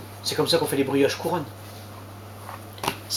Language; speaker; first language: French; native; French